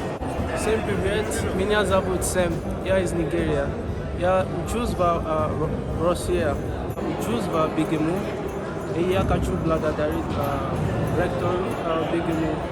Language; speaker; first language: Russian; non-native, learner; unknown